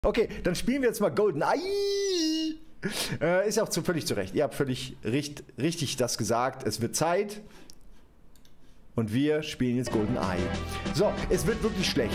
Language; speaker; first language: German; native; German